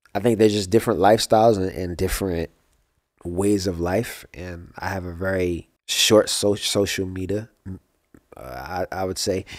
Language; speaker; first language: English; native; English